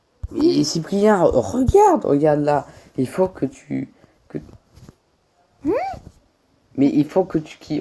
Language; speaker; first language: French; native; French